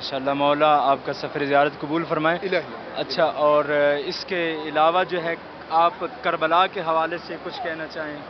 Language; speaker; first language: Urdu; native; Urdu